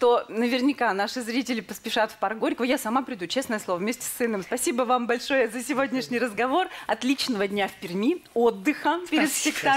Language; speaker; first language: Russian; native; Russian